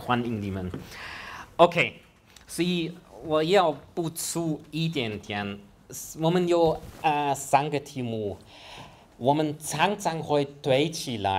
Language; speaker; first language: Chinese; non-native, fluent; German